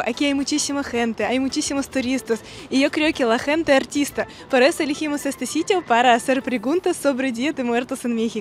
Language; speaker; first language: Spanish; non-native, fluent; Russian